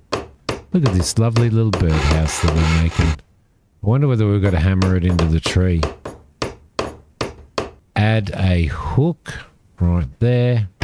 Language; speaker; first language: English; native; English